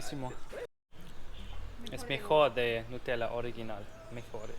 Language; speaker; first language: Spanish; non-native, learner; German